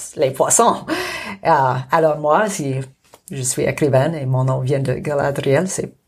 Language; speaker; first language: French; non-native, local second language; English